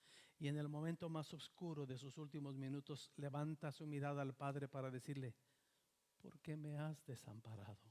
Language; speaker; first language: Spanish; native; Spanish